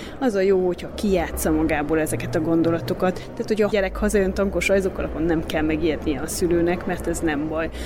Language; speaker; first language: Hungarian; native; Hungarian